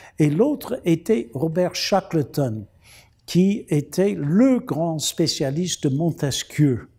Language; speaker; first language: French; non-native, fluent; English